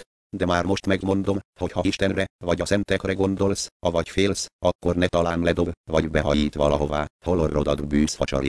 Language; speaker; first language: Hungarian; native; Hungarian